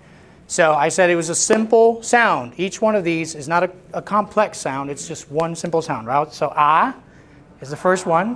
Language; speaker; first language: English; non-native, local second language; Spanish